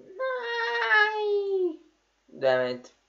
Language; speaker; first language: Norwegian; non-native, learner; Polish